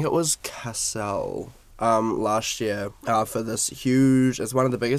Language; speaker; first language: English; native; English